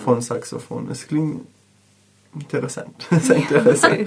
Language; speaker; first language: German; non-native, learner; Spanish